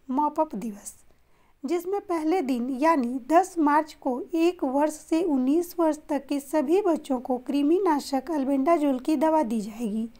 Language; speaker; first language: Hindi; native; Hindi